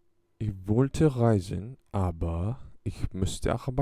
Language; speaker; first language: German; non-native, learner; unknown